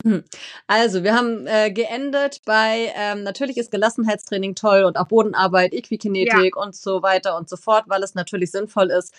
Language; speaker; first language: German; native; German